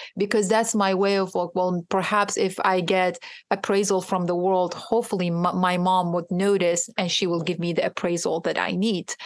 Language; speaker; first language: English; non-native, fluent; Arabic